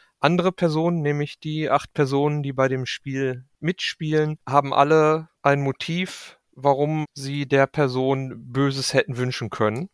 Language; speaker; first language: German; native; German